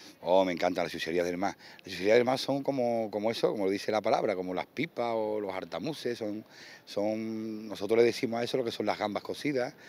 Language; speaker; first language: Spanish; native; Spanish